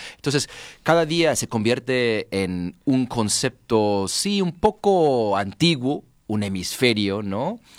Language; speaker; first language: Spanish; non-native, fluent; English